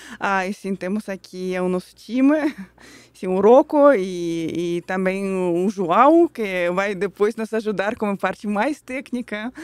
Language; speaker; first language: Portuguese; non-native, fluent; Russian